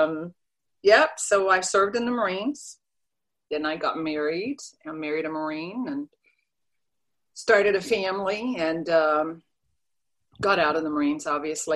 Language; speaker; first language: English; non-native, fluent; Danish